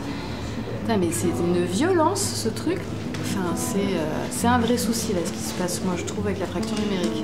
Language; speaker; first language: French; native; French